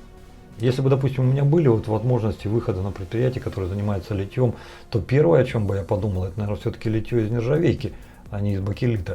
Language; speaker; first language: Russian; native; Russian